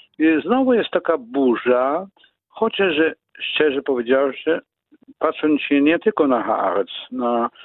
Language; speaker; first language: Polish; non-native, fluent; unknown